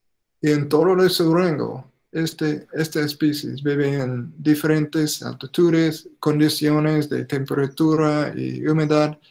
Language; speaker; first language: Spanish; non-native, fluent; English